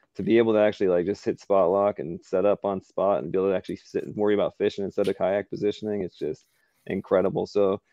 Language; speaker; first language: English; native; English